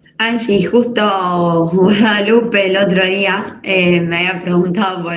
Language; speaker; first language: Spanish; native; Spanish